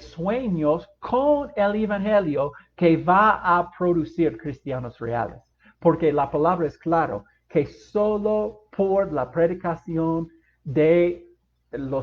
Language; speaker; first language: Spanish; non-native, fluent; English